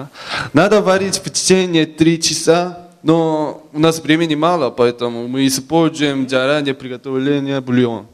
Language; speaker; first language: Russian; non-native, fluent; Korean